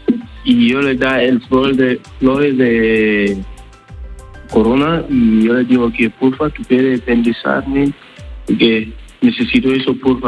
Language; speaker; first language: Spanish; non-native, learner; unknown